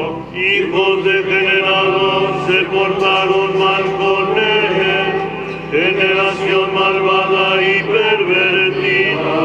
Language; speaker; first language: Spanish; native; Spanish